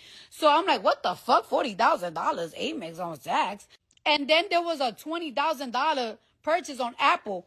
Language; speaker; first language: English; native; English